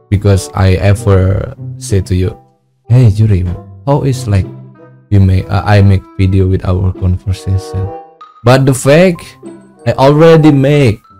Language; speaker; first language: English; non-native, learner; Indonesian